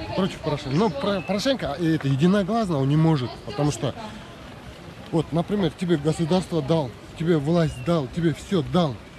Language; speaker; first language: Russian; non-native, local second language; Kazakh